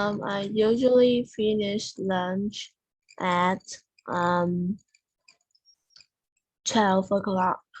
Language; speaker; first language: English; non-native, learner; Vietnamese